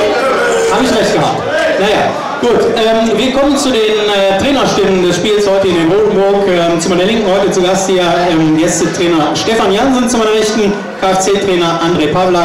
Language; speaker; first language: German; native; German